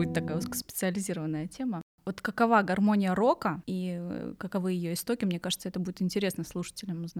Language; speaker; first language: Russian; native; Russian